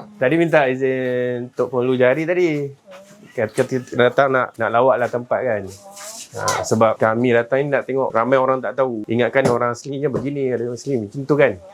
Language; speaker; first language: Malay; native; Malay